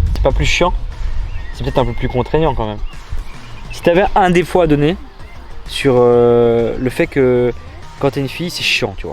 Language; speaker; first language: French; native; French